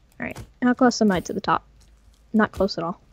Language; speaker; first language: English; native; English